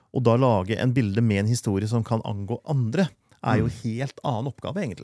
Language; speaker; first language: Norwegian; native; Norwegian